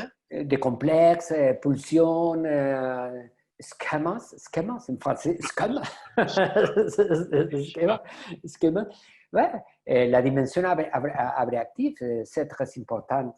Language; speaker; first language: French; non-native, learner; Spanish